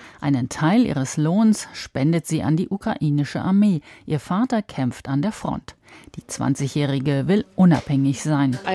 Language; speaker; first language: German; native; German